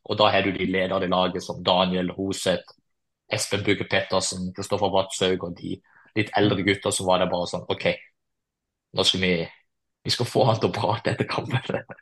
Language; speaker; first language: Norwegian; native; Norwegian